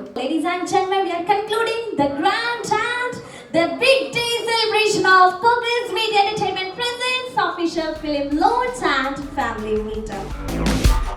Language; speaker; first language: English; non-native, local second language; Malayalam